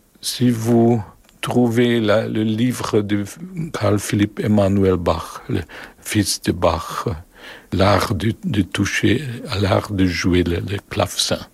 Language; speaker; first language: French; non-native, learner; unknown